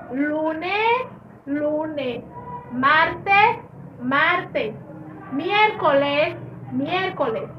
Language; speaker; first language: Spanish; non-native, learner; Haitian Creole